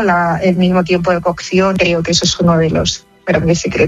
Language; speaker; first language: Spanish; native; Spanish